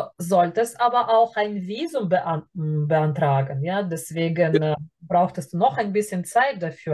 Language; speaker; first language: German; non-native, fluent; Russian